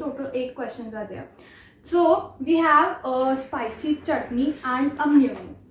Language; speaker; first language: English; non-native, local second language; Hindi